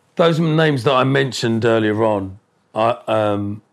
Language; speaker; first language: English; native; English